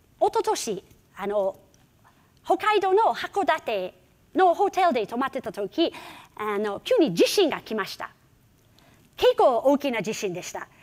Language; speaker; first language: Japanese; non-native, fluent; English